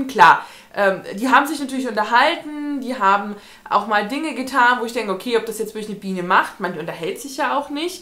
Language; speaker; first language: German; native; German